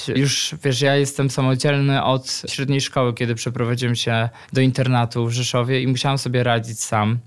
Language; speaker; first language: Polish; native; Polish